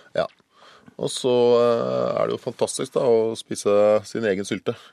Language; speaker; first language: Norwegian; native; Norwegian